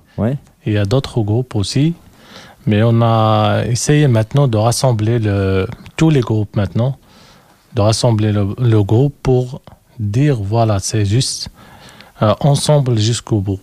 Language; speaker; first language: French; non-native, learner; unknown